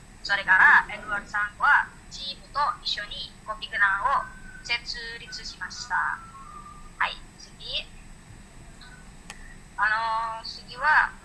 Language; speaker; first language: Japanese; non-native, learner; Indonesian